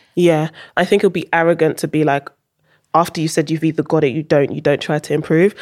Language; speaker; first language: English; early bilingual, heritage; English